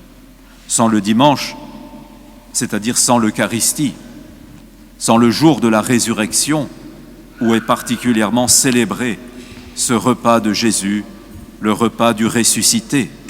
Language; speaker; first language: French; native; French